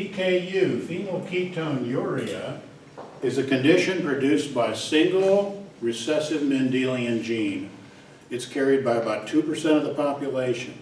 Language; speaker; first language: English; native; English